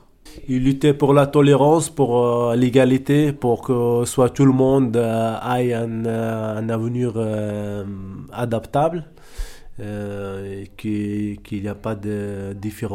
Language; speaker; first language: French; non-native, learner; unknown